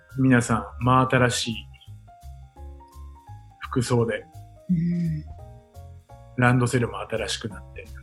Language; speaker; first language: Japanese; native; Japanese